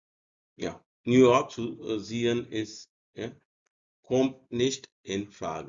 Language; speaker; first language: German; non-native, learner; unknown